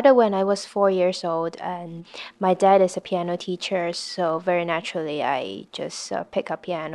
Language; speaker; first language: English; non-native, local second language; Cantonese